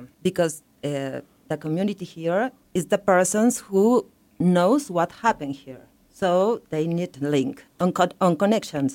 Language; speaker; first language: English; non-native, learner; Spanish